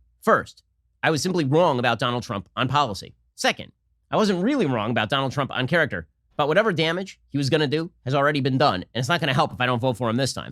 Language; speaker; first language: English; native; English